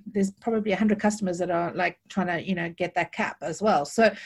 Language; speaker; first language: English; native; English